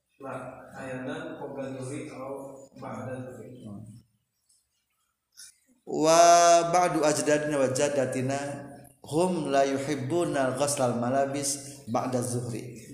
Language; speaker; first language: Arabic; non-native, fluent; Indonesian